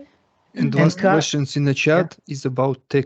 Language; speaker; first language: English; non-native, learner; Russian